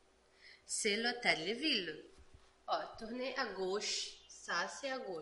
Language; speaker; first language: French; non-native, fluent; Portuguese